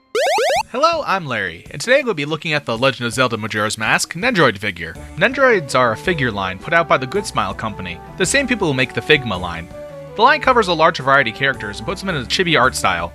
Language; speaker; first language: English; native; English